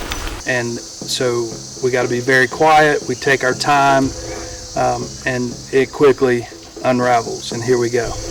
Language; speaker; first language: English; native; English